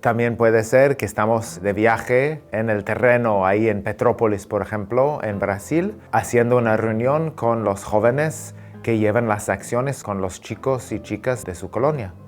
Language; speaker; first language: Spanish; non-native, fluent; English